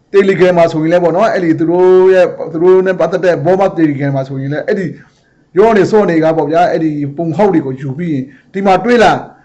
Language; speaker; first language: Burmese; native; Burmese